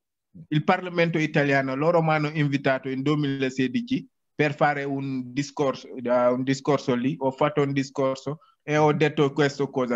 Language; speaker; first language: Italian; non-native, learner; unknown